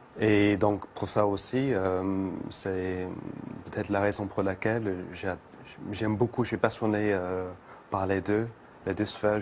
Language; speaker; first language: French; non-native, fluent; English